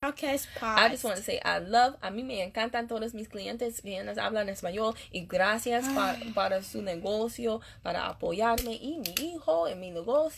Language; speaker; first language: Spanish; non-native, learner; English